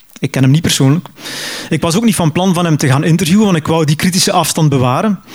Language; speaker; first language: Dutch; native; Dutch